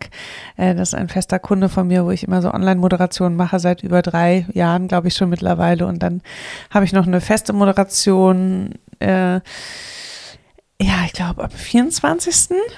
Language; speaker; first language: German; native; German